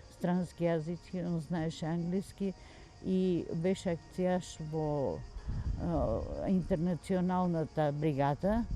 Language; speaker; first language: Macedonian; native; Macedonian